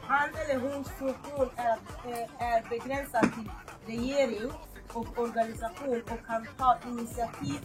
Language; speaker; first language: Swedish; non-native, fluent; Lingala